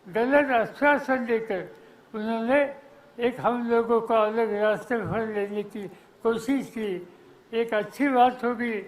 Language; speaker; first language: Hindi; non-native, local second language; Marathi